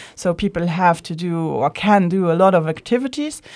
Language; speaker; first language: English; non-native, fluent; Luxembourgish